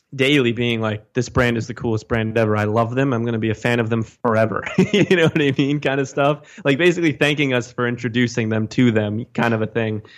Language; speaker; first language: English; native; English